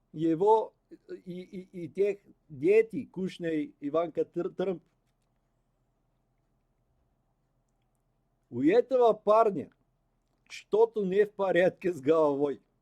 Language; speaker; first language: Russian; non-native, learner; Bulgarian